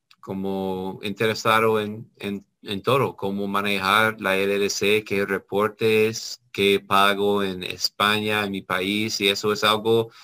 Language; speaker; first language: Spanish; non-native, learner; English